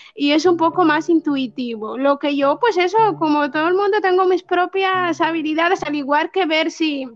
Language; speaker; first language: Spanish; early bilingual, other home language; Arabic